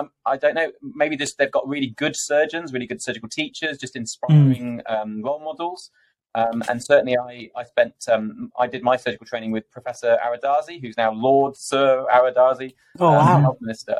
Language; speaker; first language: English; native; English